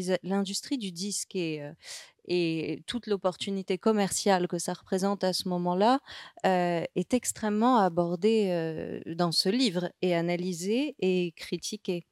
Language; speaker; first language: French; native; French